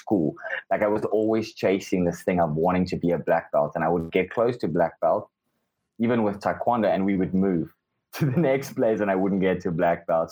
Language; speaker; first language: English; non-native, local second language; Afrikaans